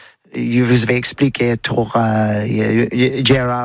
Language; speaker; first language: French; non-native, learner; English